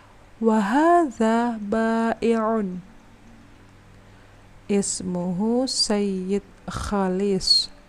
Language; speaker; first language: Arabic; non-native, fluent; Indonesian